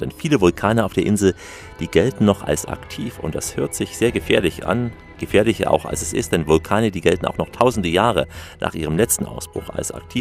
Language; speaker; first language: German; native; German